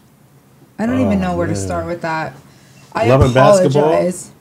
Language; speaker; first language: English; native; English